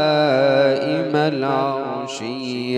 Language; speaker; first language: Arabic; native; Arabic